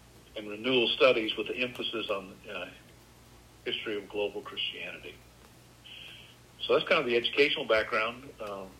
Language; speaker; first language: English; native; English